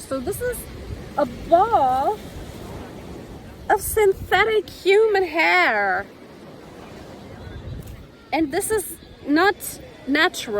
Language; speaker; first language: English; non-native, fluent; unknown